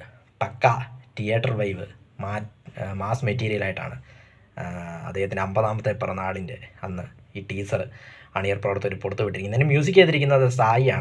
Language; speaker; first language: Malayalam; native; Malayalam